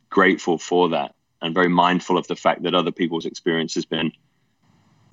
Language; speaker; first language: English; native; English